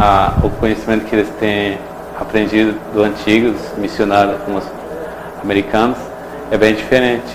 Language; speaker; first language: Portuguese; non-native, local second language; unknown